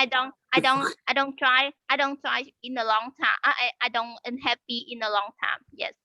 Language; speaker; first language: English; non-native, learner; Vietnamese